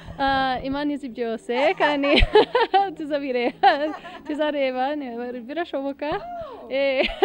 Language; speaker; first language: Kinyarwanda; non-native, learner; English